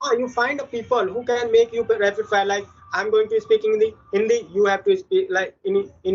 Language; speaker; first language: English; non-native, local second language; Hindi